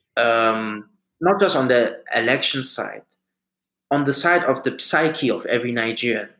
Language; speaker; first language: English; early bilingual, other home language; German